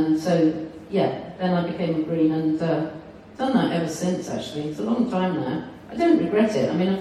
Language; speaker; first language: English; native; English